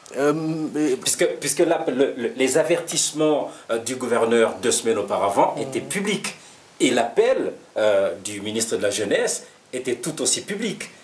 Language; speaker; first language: French; non-native, local second language; Rundi